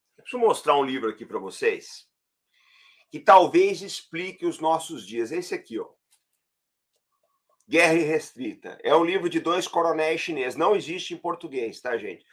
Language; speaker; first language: Portuguese; native; Portuguese